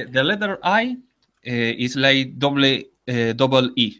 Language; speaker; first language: English; non-native, learner; Spanish